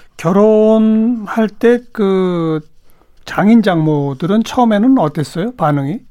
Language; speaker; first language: Korean; native; Korean